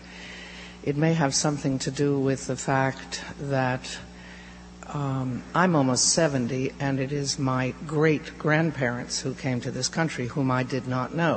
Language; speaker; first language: English; native; English